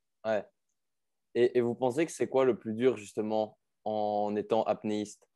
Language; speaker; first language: French; native; French